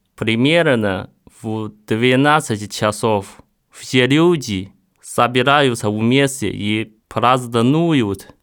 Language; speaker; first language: Russian; non-native, fluent; Chinese